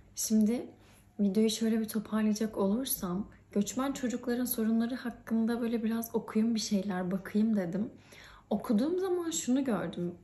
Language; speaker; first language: Turkish; native; Turkish